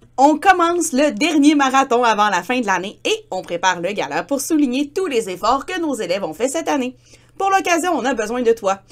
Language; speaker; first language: French; native; French